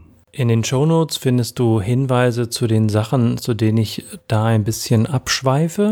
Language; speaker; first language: German; native; German